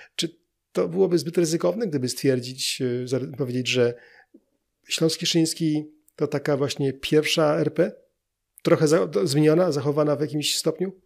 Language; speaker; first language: Polish; native; Polish